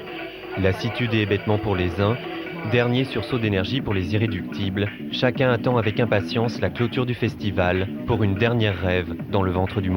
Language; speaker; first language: French; native; French